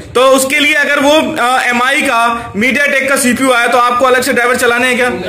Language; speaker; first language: Hindi; native; Hindi